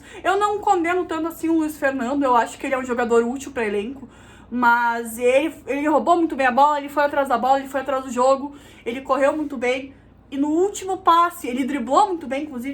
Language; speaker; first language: Portuguese; native; Portuguese